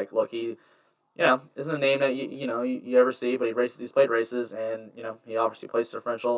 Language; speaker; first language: English; native; English